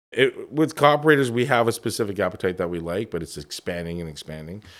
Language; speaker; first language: English; native; English